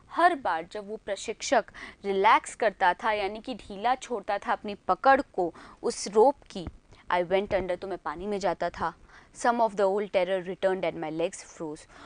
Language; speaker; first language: Hindi; native; Hindi